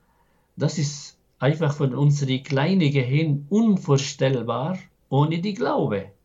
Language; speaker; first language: German; non-native, fluent; Arabic